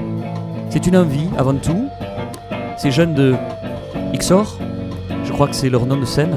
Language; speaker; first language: French; native; French